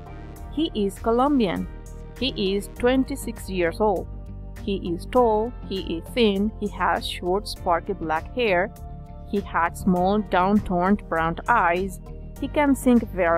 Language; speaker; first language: English; non-native, fluent; Spanish